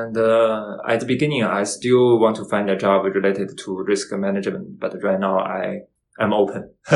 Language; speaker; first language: English; non-native, learner; Chinese